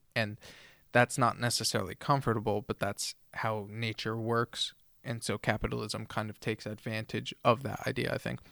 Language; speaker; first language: English; native; English